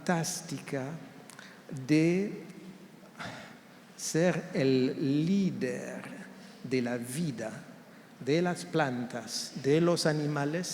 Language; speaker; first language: Spanish; non-native, fluent; French